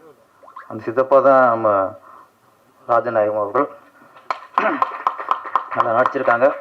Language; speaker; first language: Tamil; native; Tamil